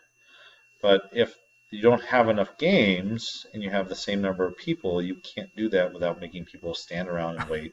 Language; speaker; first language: English; native; English